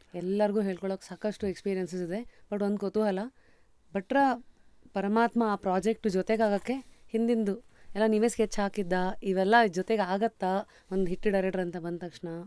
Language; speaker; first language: Kannada; native; Kannada